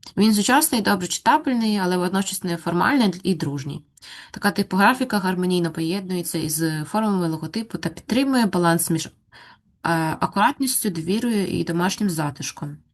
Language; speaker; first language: Ukrainian; native; Ukrainian